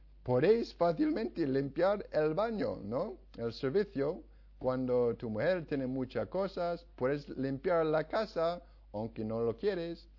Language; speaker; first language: Spanish; non-native, fluent; English